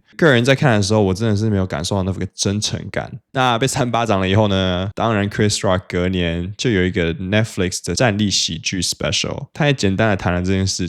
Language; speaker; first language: Chinese; native; Chinese